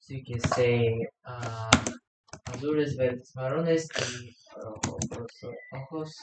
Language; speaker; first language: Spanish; non-native, learner; English